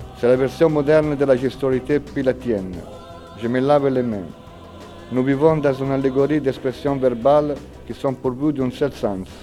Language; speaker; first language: French; non-native, fluent; Italian